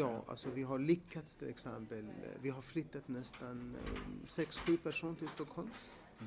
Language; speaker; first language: Swedish; non-native, fluent; Arabic